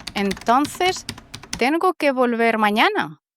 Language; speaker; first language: Spanish; non-native, fluent; Russian